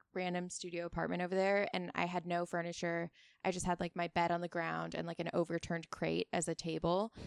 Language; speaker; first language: English; native; English